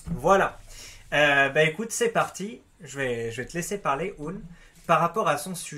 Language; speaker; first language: French; native; French